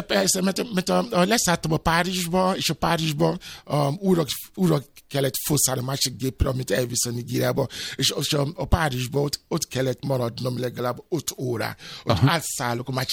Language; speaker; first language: Hungarian; non-native, fluent; Yoruba